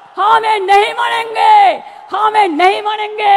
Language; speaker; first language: Hindi; non-native, local second language; Bangla